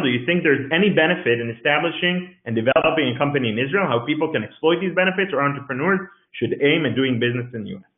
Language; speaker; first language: English; non-native, fluent; Hebrew